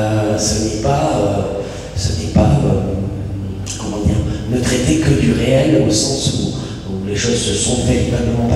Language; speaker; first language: French; native; French